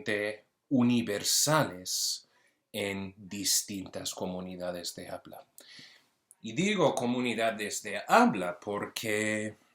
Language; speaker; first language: Spanish; early bilingual, heritage; Spanish